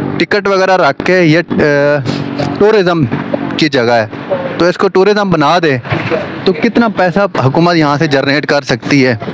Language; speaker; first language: Urdu; non-native, local second language; Punjabi